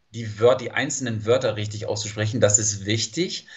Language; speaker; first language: German; non-native, fluent; English